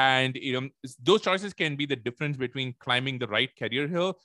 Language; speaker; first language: English; non-native, local second language; Tamil